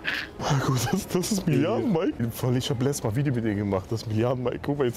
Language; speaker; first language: German; native; German